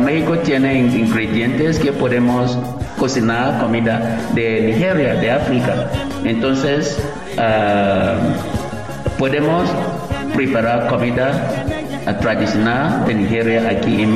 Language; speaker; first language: Spanish; non-native, learner; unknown